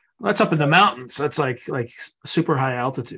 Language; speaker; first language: English; native; English